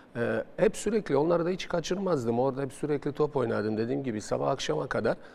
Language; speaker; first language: Turkish; non-native, fluent; Bosnian